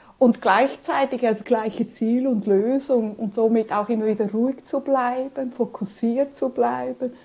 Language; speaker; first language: German; early bilingual, other home language; Spanish